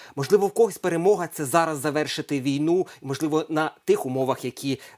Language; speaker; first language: Ukrainian; native; Ukrainian